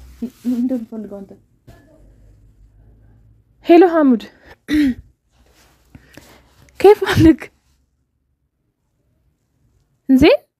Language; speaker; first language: Arabic; non-native, learner; Oromo